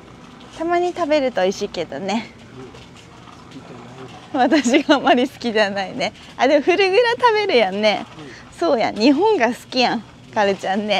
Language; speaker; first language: Japanese; native; Japanese